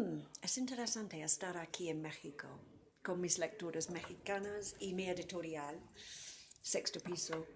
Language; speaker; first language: Spanish; non-native, fluent; English